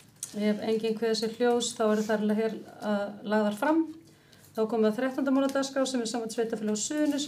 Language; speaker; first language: Icelandic; native; Icelandic